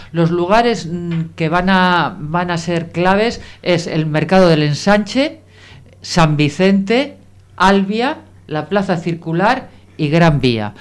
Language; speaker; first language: Spanish; native; Spanish